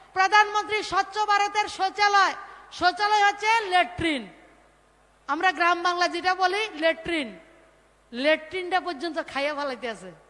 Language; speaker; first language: Bangla; native; Bangla